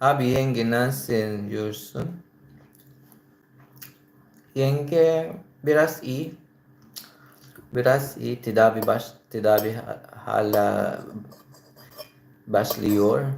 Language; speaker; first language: Turkish; non-native, learner; Filipino